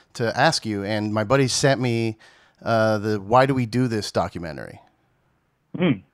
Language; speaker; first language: English; native; English